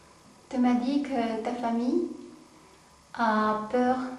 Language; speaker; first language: French; non-native, learner; Romanian